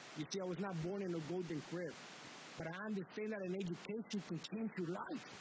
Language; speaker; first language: English; early bilingual, other home language; Spanish